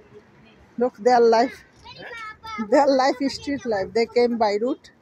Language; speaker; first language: English; non-native, learner; Bangla